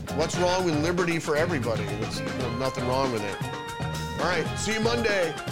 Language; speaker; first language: English; early bilingual, other home language; German